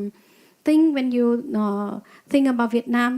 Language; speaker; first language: English; non-native, learner; Vietnamese